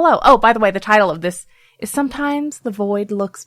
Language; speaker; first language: English; native; English